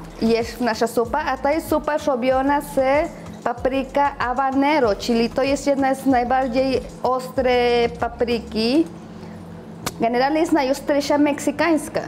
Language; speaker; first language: Polish; non-native, learner; Spanish